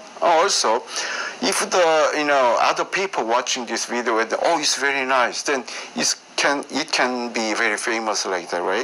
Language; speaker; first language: English; non-native, learner; Korean